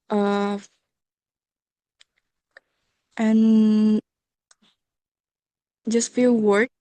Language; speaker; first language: English; non-native, learner; Indonesian